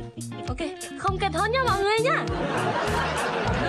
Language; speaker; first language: Vietnamese; non-native, learner; Indonesian